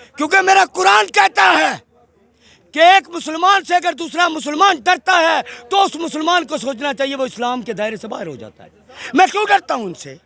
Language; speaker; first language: Urdu; non-native, local second language; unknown